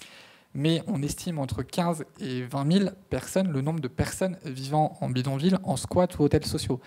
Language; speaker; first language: French; native; French